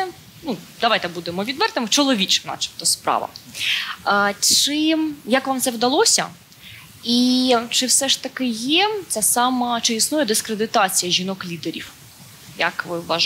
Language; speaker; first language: Ukrainian; native; Ukrainian